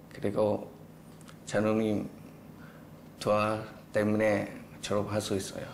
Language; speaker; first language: Korean; non-native, learner; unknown